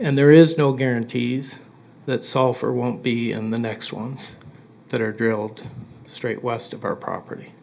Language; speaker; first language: English; native; English